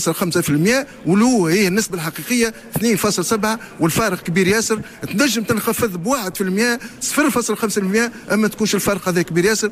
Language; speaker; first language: Arabic; native; Arabic